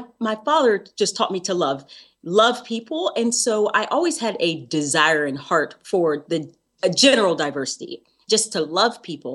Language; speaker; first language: English; native; English